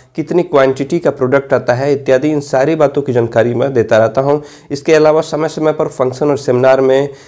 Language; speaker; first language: Hindi; native; Hindi